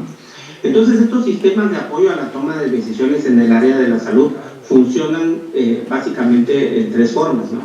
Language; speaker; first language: Spanish; native; Spanish